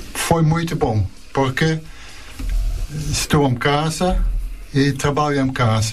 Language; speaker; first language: Portuguese; non-native, learner; Dutch